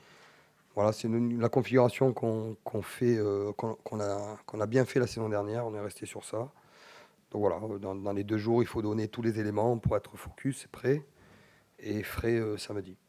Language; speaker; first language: French; native; French